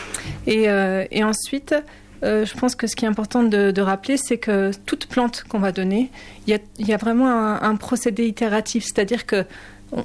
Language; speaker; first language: French; native; French